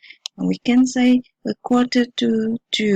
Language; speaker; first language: English; non-native, fluent; Indonesian